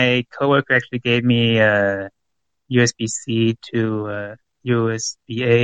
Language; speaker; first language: English; native; English